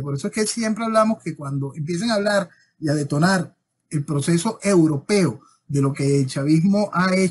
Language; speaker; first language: Spanish; native; Spanish